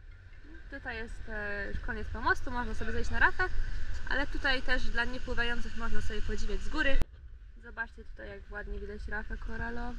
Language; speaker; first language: Polish; native; Polish